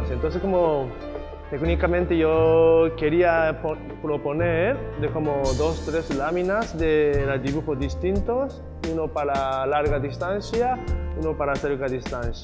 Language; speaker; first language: Spanish; non-native, learner; Japanese